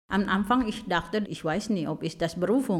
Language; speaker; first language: German; non-native, learner; Indonesian